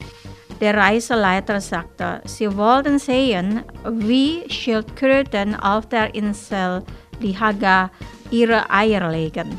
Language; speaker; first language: German; non-native, fluent; Indonesian